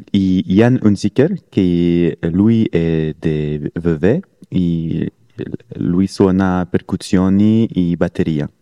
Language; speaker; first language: Italian; non-native, learner; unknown